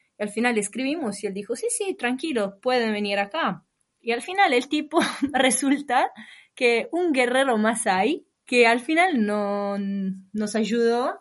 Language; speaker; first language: Spanish; non-native, fluent; Italian